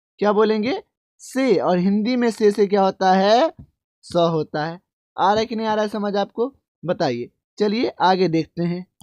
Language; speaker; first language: Hindi; native; Hindi